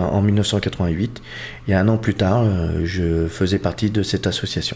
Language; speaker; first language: French; early bilingual, other home language; Portuguese